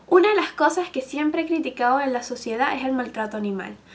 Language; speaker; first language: Spanish; native; Spanish